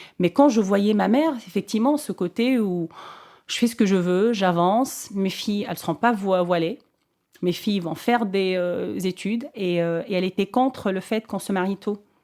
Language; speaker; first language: French; non-native, local second language; Arabic